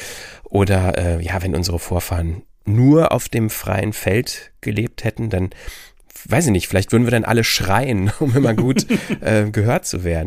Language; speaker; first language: German; native; German